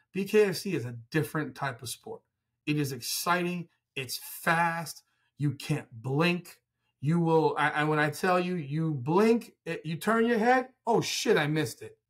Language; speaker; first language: English; early bilingual, other home language; Spanish